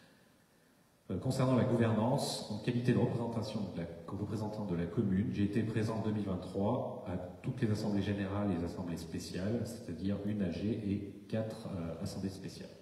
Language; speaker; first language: French; native; French